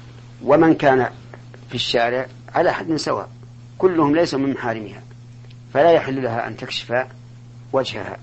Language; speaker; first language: Arabic; native; Arabic